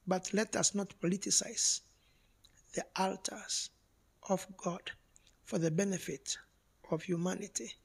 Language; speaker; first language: English; non-native, local second language; Kikuyu